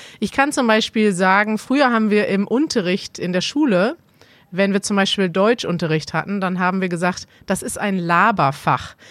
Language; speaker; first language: German; native; German